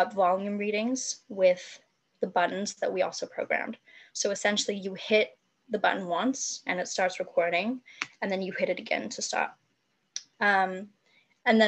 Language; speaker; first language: English; non-native, local second language; Cantonese